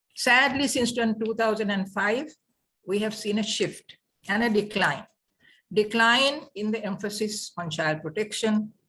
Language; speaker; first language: English; non-native, local second language; Sinhala